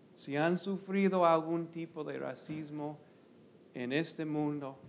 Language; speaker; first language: Spanish; non-native, fluent; English